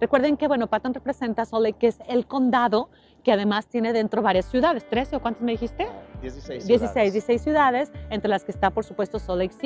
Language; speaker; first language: Spanish; native; Spanish